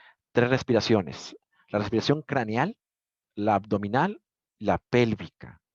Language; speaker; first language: Spanish; native; Spanish